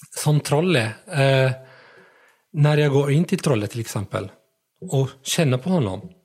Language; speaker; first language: Swedish; early bilingual, other home language; Arabic